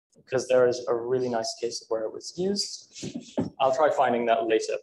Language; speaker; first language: English; native; English